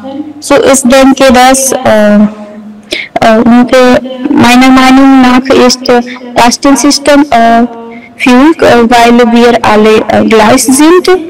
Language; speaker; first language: German; non-native, learner; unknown